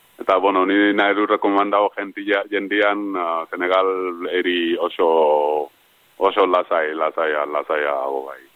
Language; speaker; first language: Basque; non-native, learner; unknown